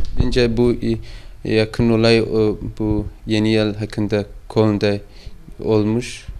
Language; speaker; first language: Turkish; non-native, learner; Persian